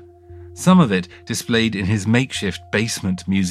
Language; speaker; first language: English; native; English